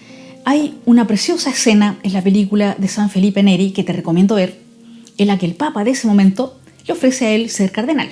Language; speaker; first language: Spanish; native; Spanish